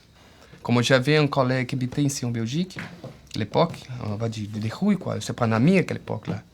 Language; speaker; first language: French; non-native, learner; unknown